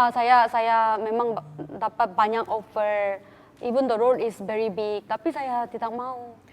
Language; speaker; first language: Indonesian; non-native, fluent; Korean